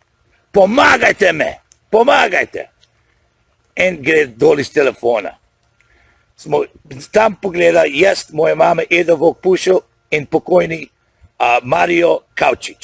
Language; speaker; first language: Slovenian; early bilingual, heritage; Slovenian